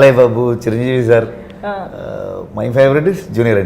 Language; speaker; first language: Telugu; non-native, learner; Kannada